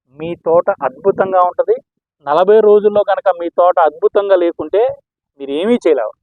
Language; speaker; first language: Telugu; native; Telugu